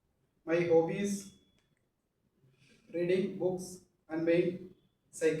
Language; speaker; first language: English; non-native, local second language; Malayalam